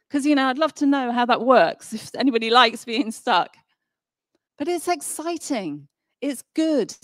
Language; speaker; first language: English; native; English